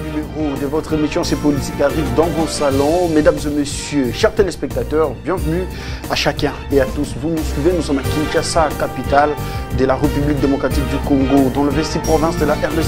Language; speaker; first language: French; non-native, local second language; Lingala